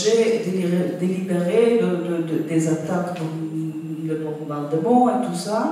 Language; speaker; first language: French; non-native, fluent; Italian